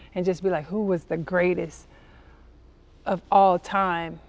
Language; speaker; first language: English; native; English